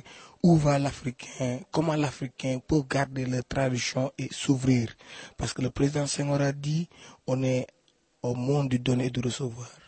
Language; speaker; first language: French; non-native, local second language; Wolof